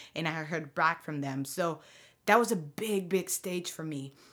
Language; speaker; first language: English; non-native, fluent; Spanish